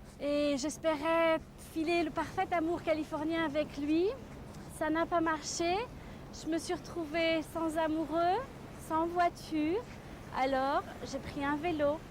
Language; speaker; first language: French; native; French